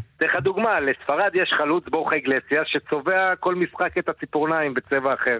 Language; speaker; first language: Hebrew; native; Hebrew